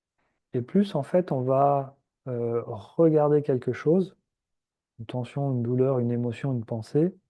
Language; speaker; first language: French; native; French